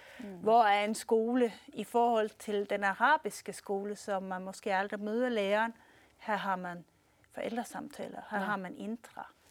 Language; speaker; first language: Danish; early bilingual, heritage; Swedish